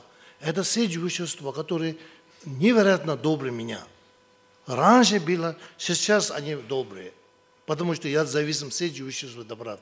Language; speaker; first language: Russian; non-native, learner; Tibetan